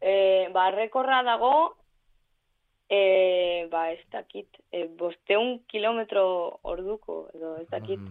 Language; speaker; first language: Basque; non-native, local second language; Spanish